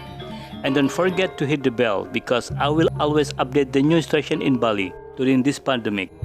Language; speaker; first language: English; non-native, local second language; Indonesian